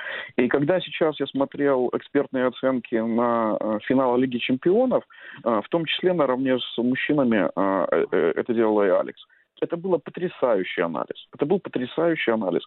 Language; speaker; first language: Russian; native; Russian